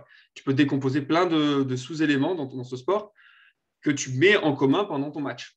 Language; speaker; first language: French; native; French